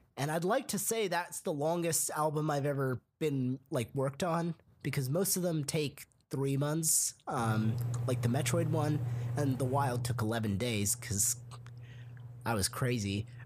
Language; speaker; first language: English; early bilingual, other home language; Hindi